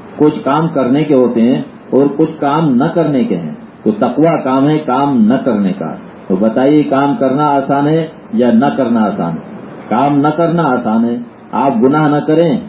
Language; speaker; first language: Urdu; native; Urdu